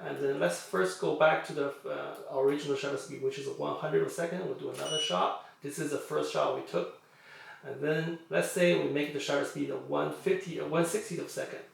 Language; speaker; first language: English; non-native, fluent; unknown